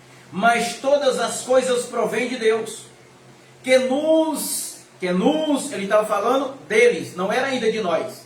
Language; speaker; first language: Portuguese; native; Portuguese